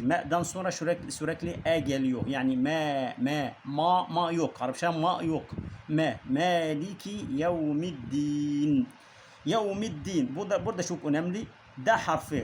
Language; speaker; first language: Turkish; non-native, learner; Arabic